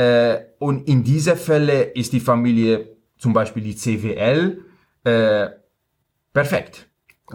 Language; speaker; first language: German; non-native, fluent; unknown